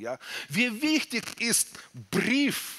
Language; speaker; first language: German; non-native, fluent; Russian